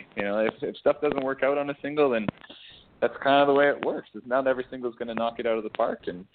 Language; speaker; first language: English; native; English